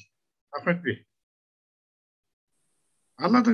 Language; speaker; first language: Turkish; non-native, learner; Kazakh